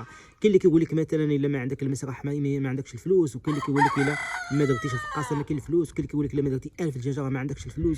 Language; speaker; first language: Arabic; native; Arabic